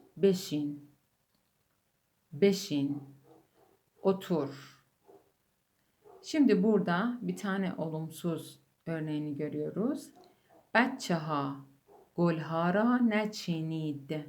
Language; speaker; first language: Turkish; non-native, fluent; Persian